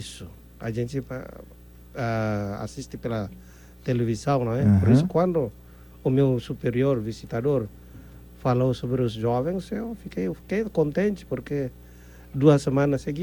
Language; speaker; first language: Portuguese; non-native, fluent; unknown